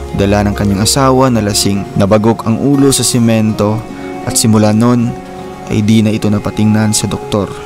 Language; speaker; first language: Filipino; non-native, local second language; Cebuano